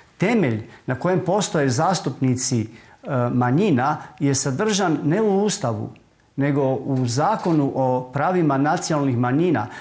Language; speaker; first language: Croatian; native; Croatian